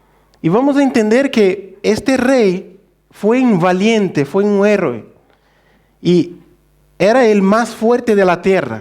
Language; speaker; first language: Spanish; non-native, fluent; Portuguese